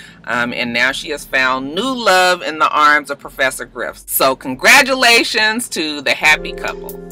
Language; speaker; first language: English; native; English